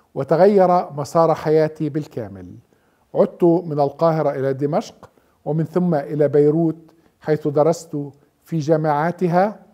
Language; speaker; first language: Arabic; native; Arabic